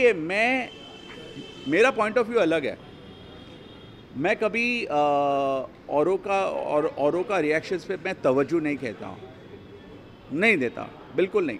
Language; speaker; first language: Hindi; native; Hindi